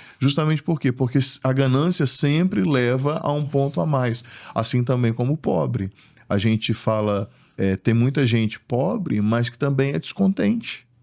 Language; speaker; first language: Portuguese; native; Portuguese